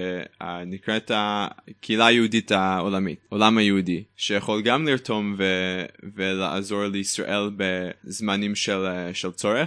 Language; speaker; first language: Hebrew; non-native, fluent; English